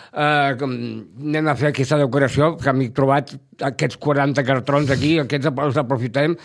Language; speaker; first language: Catalan; native; Catalan